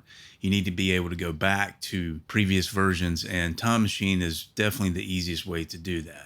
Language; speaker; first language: English; native; English